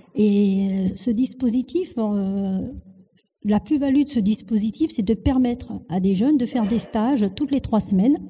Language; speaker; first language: French; early bilingual, other home language; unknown